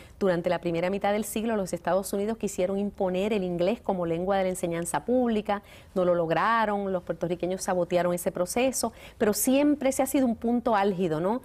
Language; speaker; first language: Spanish; native; Spanish